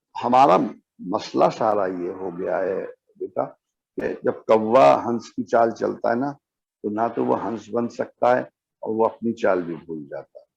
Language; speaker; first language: Urdu; non-native, local second language; Punjabi